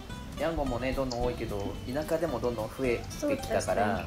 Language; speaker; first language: Japanese; native; Japanese